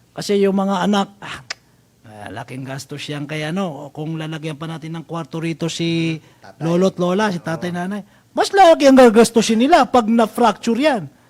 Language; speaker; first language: Filipino; non-native, local second language; Maranao